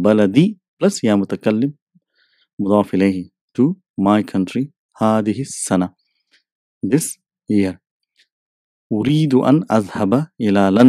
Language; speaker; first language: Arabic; non-native, fluent; English